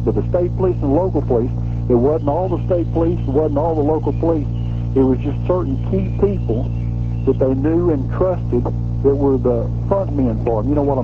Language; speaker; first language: English; native; English